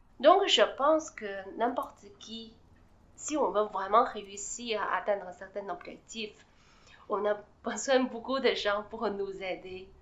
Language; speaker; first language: French; non-native, fluent; Chinese